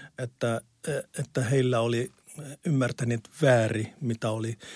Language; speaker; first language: Finnish; non-native, learner; Arabic